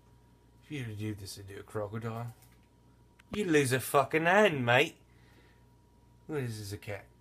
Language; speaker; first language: English; native; English